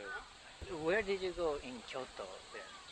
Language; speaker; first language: English; non-native, fluent; Japanese